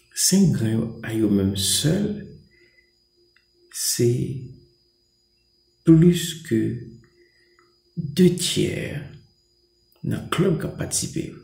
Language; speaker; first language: French; non-native, local second language; Haitian Creole